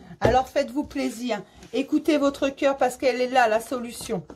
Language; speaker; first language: French; native; French